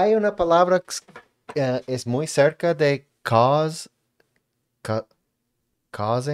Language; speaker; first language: Spanish; non-native, learner; English